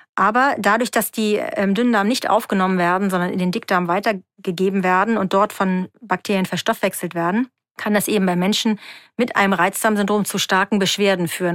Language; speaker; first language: German; native; German